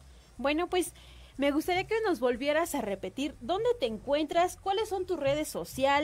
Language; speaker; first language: Spanish; native; Spanish